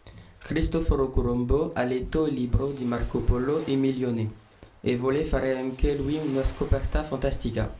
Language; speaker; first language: Italian; non-native, learner; French